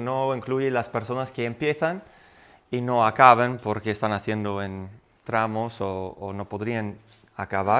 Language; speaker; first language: Spanish; non-native, fluent; English